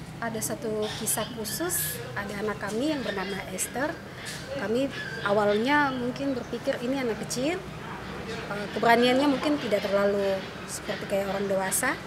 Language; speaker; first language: Indonesian; native; Indonesian